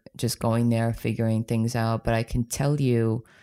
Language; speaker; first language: English; native; English